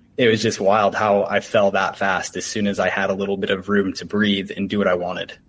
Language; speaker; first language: English; native; English